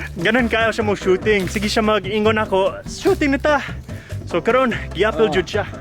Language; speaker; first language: Cebuano; non-native, fluent; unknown